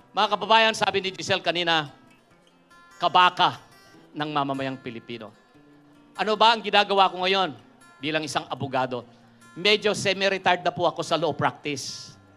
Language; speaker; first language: Filipino; non-native, local second language; Iloko